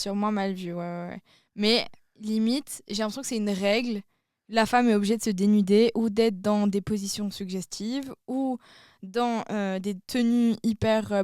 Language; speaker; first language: French; native; French